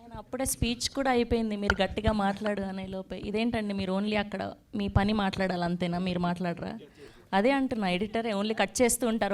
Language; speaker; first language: Telugu; native; Telugu